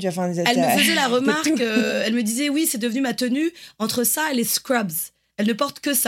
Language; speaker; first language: French; native; French